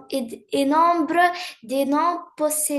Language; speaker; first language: French; non-native, learner; Arabic